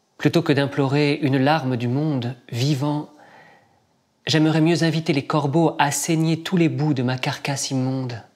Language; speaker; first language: French; native; French